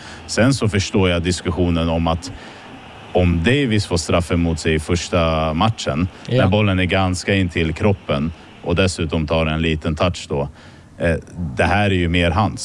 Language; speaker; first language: Swedish; native; Swedish